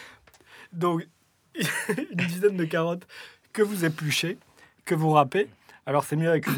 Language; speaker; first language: French; native; French